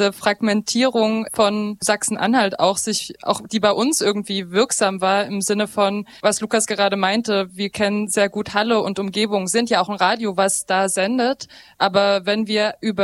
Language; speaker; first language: German; native; German